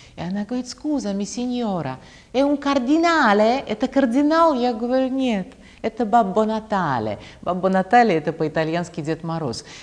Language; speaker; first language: Russian; native; Russian